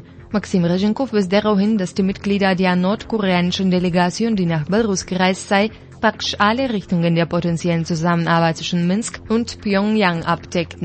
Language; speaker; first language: German; non-native, fluent; Russian